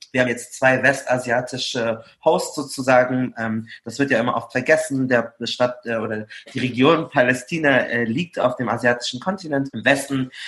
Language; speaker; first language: German; early bilingual, other home language; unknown